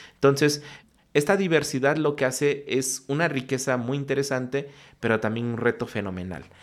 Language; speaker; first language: Spanish; non-native, local second language; Mixtepec Mixtec